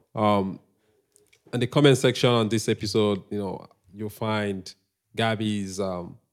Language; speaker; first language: English; non-native, local second language; Igbo